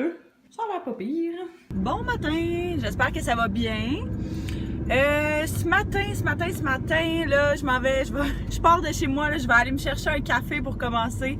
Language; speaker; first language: French; native; French